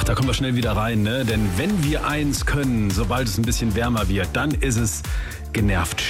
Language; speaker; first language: German; native; German